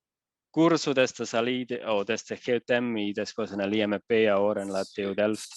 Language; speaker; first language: Spanish; non-native, fluent; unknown